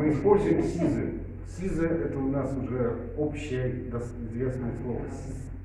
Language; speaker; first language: Russian; native; Russian